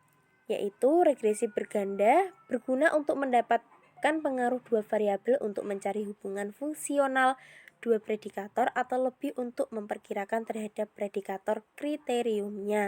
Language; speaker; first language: Indonesian; native; Indonesian